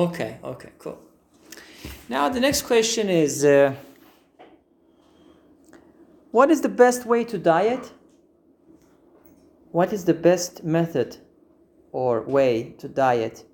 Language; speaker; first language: English; non-native, fluent; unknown